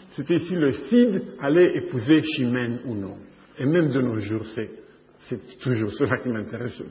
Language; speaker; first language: French; non-native, fluent; Romanian